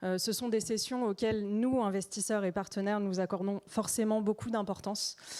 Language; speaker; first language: French; native; French